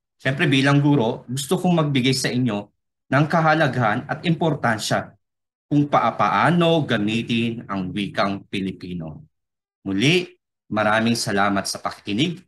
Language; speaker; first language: Filipino; non-native, local second language; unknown